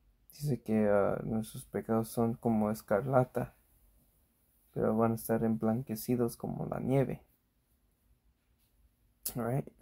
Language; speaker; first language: Spanish; early bilingual, heritage; Spanish